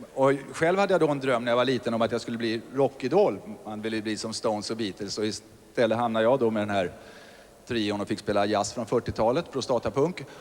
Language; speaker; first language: Swedish; native; Swedish